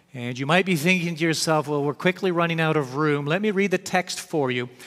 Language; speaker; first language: English; native; English